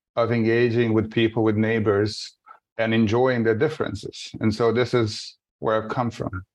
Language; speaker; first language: English; non-native, fluent; Bosnian